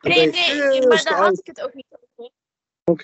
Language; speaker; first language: Dutch; native; Dutch